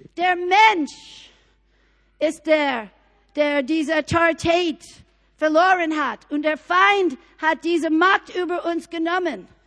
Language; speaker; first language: German; non-native, fluent; English